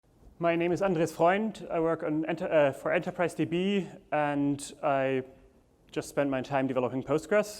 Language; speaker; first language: English; non-native, fluent; German